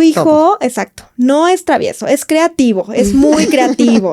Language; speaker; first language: Spanish; native; Spanish